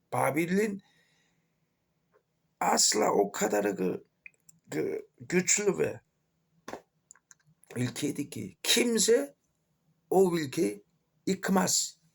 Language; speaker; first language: Turkish; non-native, fluent; Korean